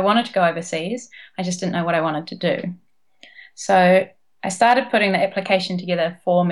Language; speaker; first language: English; native; English